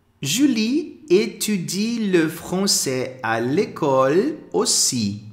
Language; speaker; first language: French; non-native, fluent; Portuguese